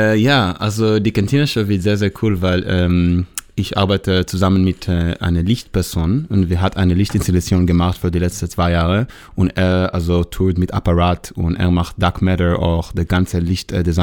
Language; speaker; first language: German; non-native, learner; Hebrew